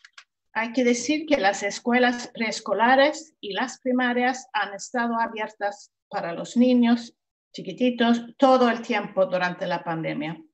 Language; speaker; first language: Spanish; non-native, fluent; Swedish